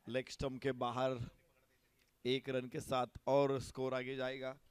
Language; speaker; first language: Hindi; non-native, local second language; Marathi